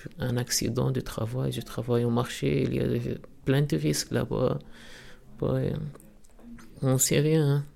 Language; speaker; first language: French; non-native, local second language; Arabic